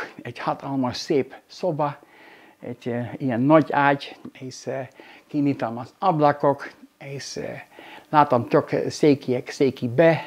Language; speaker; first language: Hungarian; non-native, learner; Dutch